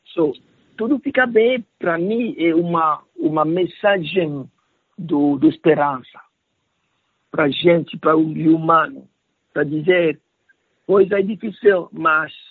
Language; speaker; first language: Portuguese; non-native, learner; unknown